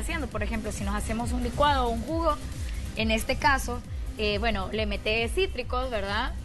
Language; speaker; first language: Spanish; native; Spanish